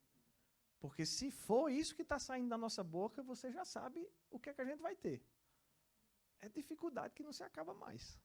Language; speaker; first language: Portuguese; native; Portuguese